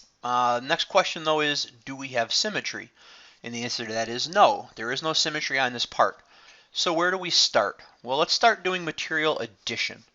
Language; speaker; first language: English; native; English